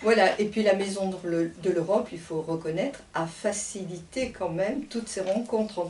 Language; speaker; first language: French; native; French